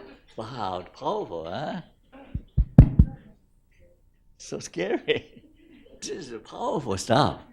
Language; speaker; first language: English; non-native, fluent; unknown